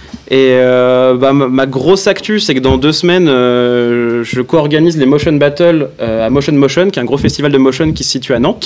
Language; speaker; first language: French; native; French